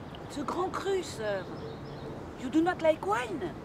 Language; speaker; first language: English; non-native, fluent; French